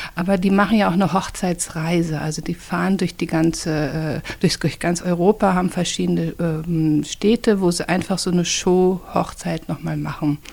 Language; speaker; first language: German; native; German